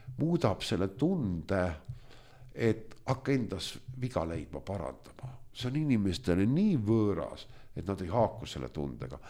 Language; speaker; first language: Estonian; non-native, local second language; Russian